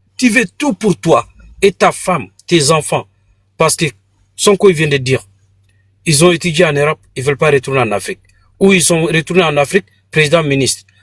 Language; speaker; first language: French; non-native, local second language; Bambara